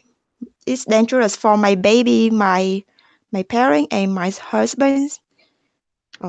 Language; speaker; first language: English; non-native, learner; Vietnamese